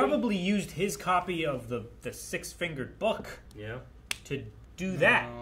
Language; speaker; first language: English; native; English